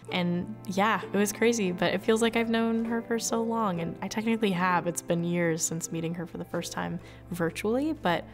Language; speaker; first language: English; native; English